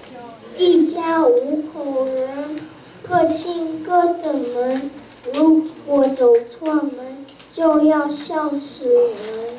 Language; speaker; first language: Chinese; early bilingual, heritage; Chinese